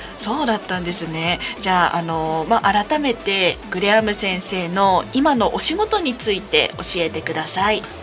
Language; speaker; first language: Japanese; native; Japanese